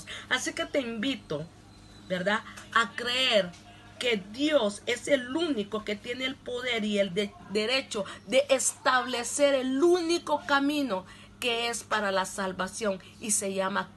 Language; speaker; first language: Spanish; non-native, local second language; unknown